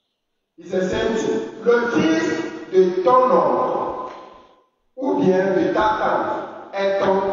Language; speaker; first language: French; non-native, fluent; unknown